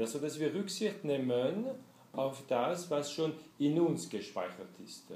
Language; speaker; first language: German; non-native, fluent; French